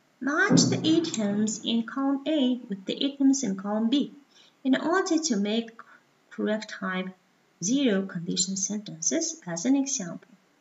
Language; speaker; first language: English; non-native, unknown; Mongolian